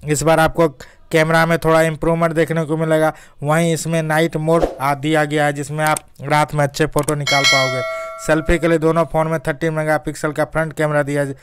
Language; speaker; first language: Hindi; native; Hindi